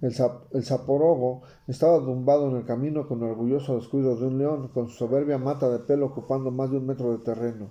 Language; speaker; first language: Spanish; native; Spanish